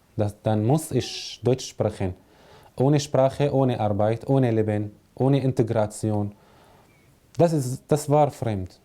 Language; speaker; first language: German; non-native, learner; Arabic